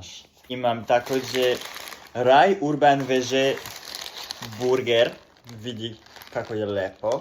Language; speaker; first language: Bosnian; non-native, learner; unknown